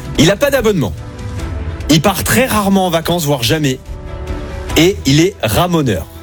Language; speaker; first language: French; native; French